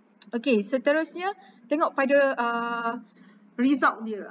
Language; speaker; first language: Malay; native; Malay